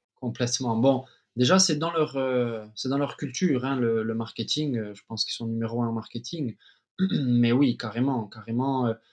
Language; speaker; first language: French; native; French